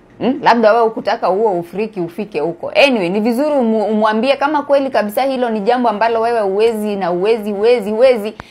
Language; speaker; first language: Swahili; native; Swahili